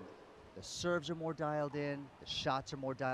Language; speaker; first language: English; native; English